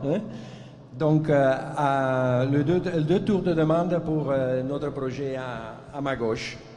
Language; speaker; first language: French; non-native, fluent; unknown